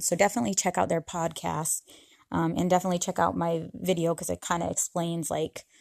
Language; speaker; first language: English; native; English